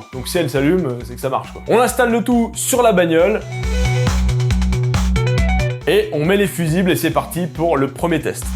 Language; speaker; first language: French; native; French